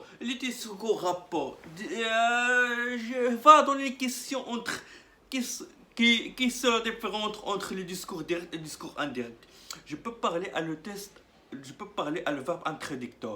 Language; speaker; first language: French; non-native, learner; Arabic